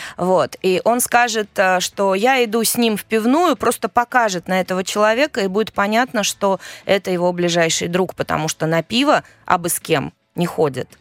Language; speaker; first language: Russian; native; Russian